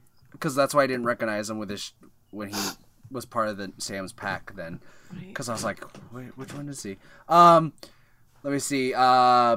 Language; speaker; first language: English; native; English